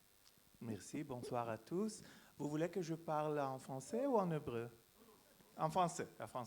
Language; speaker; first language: French; non-native, learner; Hebrew